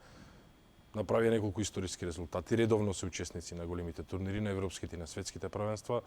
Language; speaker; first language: Macedonian; native; Macedonian